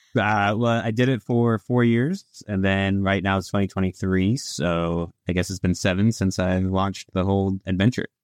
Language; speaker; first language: English; early bilingual, other home language; Italian